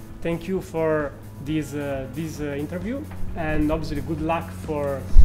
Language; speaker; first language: English; non-native, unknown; Italian